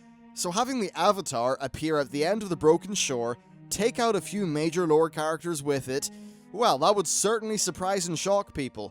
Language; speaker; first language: English; native; English